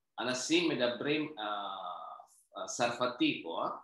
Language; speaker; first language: Hebrew; non-native, learner; Indonesian